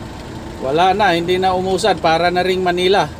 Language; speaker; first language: Filipino; native; Filipino